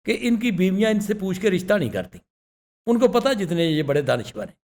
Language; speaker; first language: Urdu; non-native, local second language; Punjabi